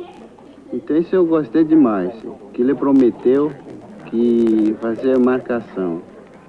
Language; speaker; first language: Portuguese; non-native, local second language; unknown